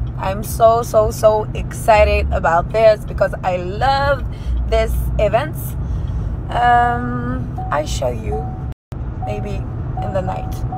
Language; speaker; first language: English; non-native, learner; French